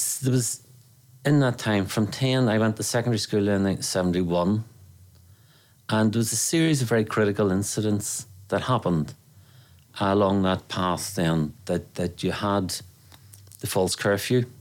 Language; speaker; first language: English; native; English